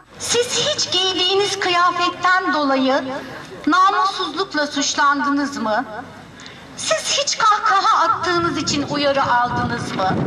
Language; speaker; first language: Turkish; native; Turkish